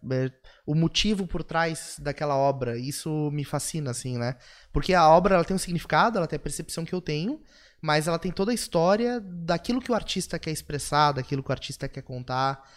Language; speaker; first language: Portuguese; native; Portuguese